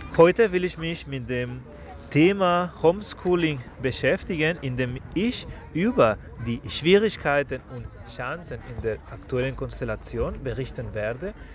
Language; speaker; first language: German; non-native, fluent; Spanish